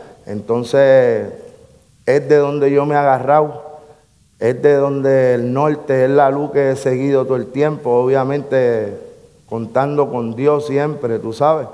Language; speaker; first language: Spanish; native; Spanish